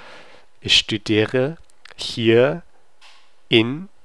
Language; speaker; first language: German; non-native, learner; English